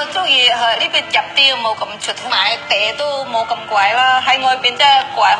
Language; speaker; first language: Cantonese; non-native, fluent; Indonesian